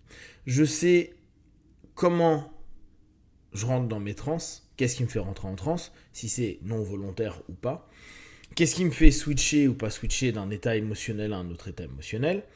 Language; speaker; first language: French; native; French